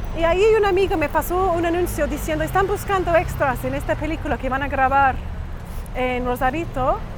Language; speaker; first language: Spanish; non-native, fluent; English